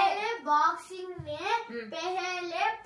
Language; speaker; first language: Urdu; non-native, local second language; Tamil